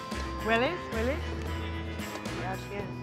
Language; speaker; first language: Spanish; early bilingual, other home language; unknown